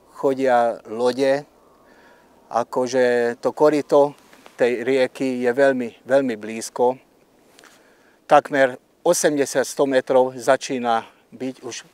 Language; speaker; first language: Slovak; non-native, local second language; Hungarian